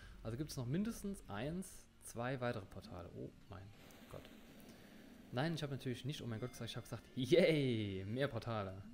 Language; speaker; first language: German; native; German